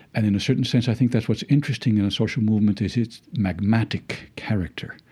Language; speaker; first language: English; early bilingual, other home language; Spanish